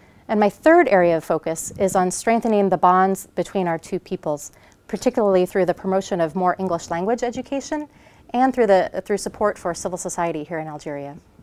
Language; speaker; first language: English; native; English